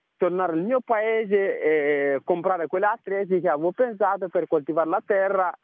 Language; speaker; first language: Italian; non-native, fluent; Bambara